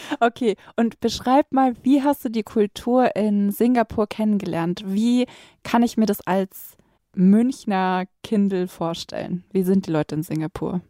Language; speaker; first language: German; native; German